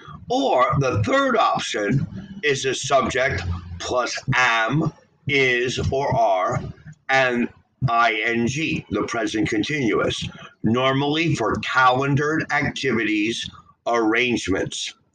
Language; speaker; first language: English; native; English